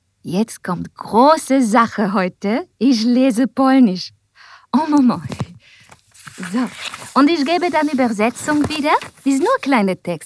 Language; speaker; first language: German; non-native, learner; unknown